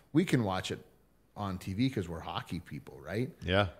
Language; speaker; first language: English; native; English